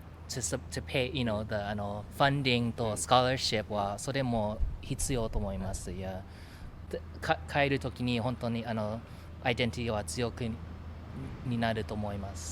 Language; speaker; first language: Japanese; early bilingual, heritage; English